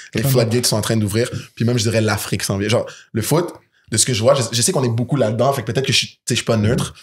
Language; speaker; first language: French; native; French